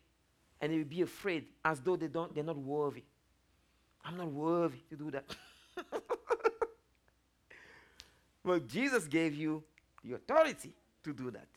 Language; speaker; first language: English; non-native, local second language; French